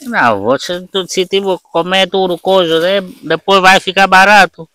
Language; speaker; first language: Portuguese; non-native, learner; Vietnamese